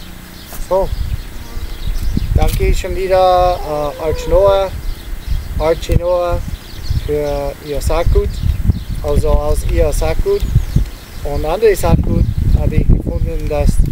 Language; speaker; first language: German; non-native, learner; Italian